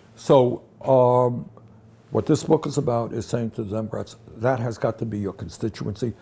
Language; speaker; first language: English; native; English